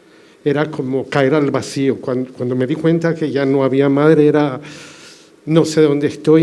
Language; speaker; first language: Spanish; non-native, fluent; French